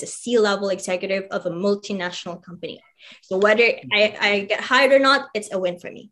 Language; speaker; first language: English; non-native, local second language; Cebuano